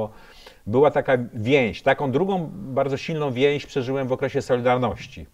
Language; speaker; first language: Polish; native; Polish